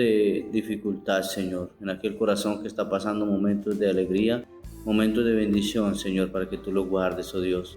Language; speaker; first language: Spanish; native; Spanish